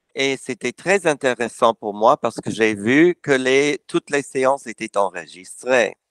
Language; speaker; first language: French; non-native, fluent; English